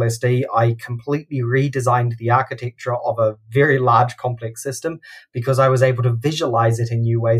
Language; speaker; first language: English; native; English